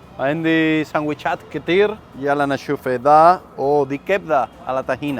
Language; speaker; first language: Arabic; non-native, learner; Spanish